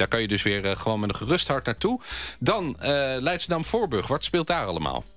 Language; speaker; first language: Dutch; native; Dutch